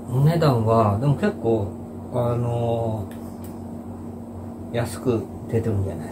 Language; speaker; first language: Japanese; native; Japanese